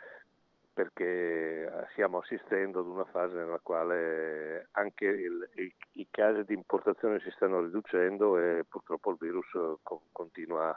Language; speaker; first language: Italian; native; Italian